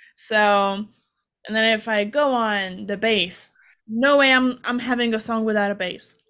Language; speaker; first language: English; non-native, fluent; Hungarian